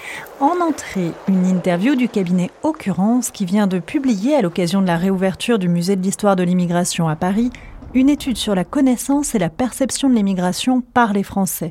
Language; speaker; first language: French; native; French